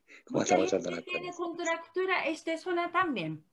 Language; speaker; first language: Spanish; non-native, learner; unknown